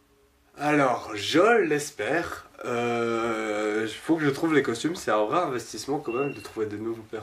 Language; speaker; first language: French; native; French